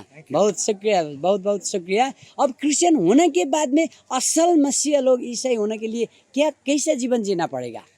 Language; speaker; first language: Hindi; non-native, learner; Nepali